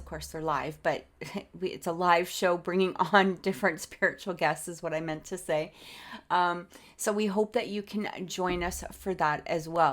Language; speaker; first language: English; native; English